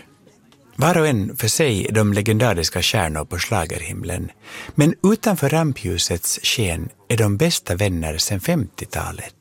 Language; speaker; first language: Swedish; native; Swedish